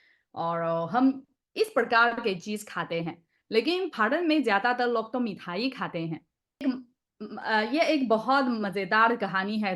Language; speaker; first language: Hindi; non-native, fluent; Chinese